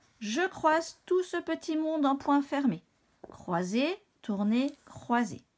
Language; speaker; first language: French; native; French